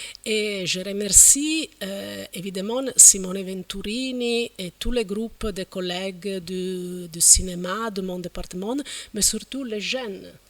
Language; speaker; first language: French; non-native, fluent; Italian